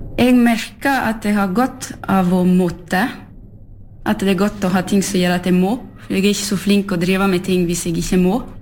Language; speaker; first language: Norwegian; early bilingual, heritage; French